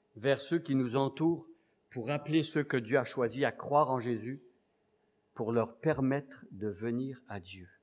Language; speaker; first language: French; native; French